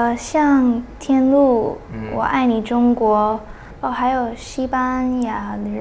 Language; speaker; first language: Chinese; early bilingual, heritage; Chinese